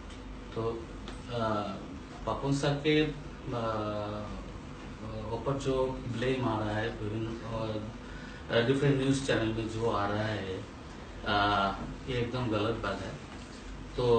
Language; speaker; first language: Hindi; non-native, local second language; Bangla